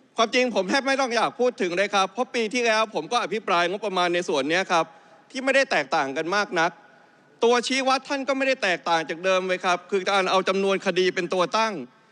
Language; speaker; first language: Thai; native; Thai